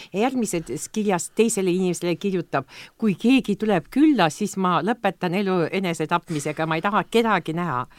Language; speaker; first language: Estonian; non-native, local second language; Russian